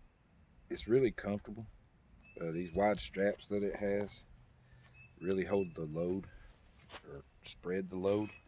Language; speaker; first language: English; native; English